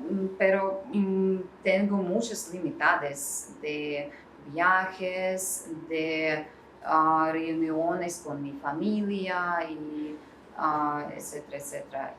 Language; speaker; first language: Spanish; non-native, learner; Russian